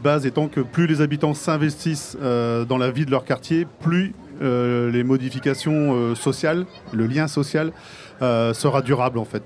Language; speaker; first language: French; native; French